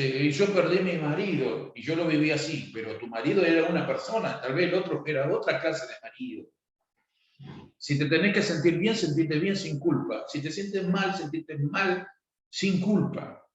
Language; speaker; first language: Spanish; native; Spanish